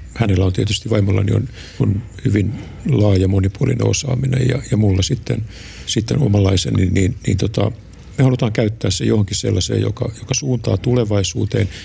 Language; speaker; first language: Finnish; native; Finnish